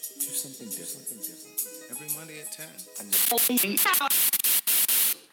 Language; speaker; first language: English; native; English